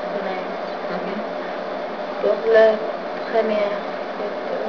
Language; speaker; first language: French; non-native, learner; English